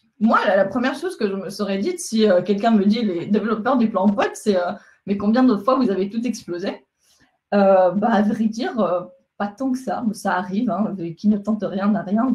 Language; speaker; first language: French; non-native, fluent; Spanish